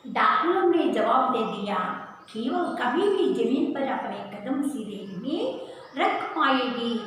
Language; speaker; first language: Hindi; non-native, local second language; Telugu